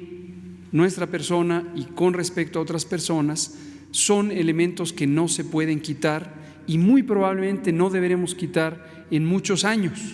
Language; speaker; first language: Spanish; native; Spanish